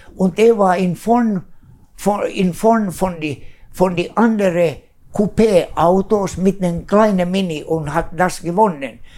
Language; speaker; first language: German; non-native, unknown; Swedish